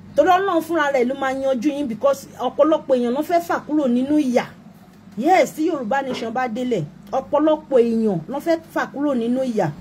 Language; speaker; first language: Yoruba; native; Yoruba